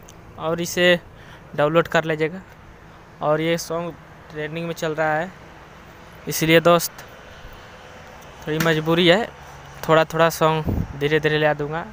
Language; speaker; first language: Hindi; non-native, local second language; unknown